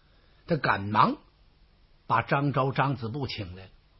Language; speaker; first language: Chinese; native; Chinese